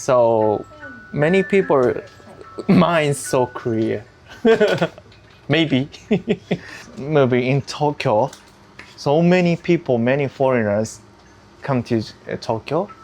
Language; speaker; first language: English; non-native, learner; Japanese